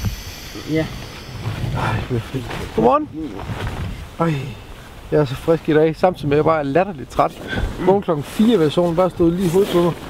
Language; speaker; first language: Danish; native; Danish